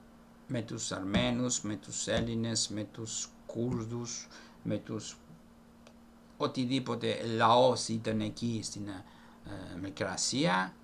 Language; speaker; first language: Greek; non-native, fluent; Italian